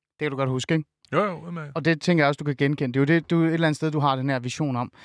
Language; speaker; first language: Danish; early bilingual, other home language; Persian